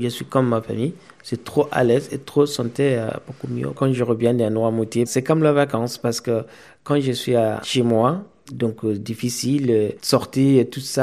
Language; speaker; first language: French; non-native, learner; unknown